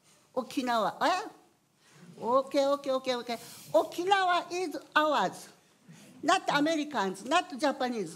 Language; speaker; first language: English; non-native, learner; Japanese